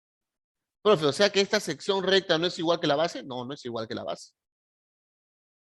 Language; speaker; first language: Spanish; native; Spanish